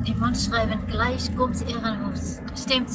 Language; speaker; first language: German; non-native, learner; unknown